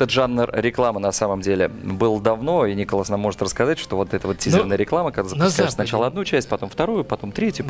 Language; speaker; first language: Russian; native; Russian